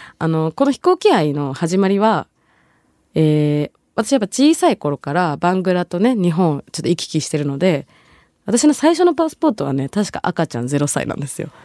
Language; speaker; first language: Japanese; early bilingual, other home language; Bangla